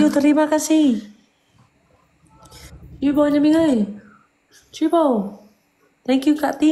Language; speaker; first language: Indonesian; non-native, learner; Vietnamese